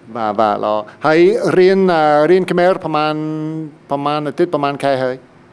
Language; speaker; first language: Khmer; non-native, fluent; English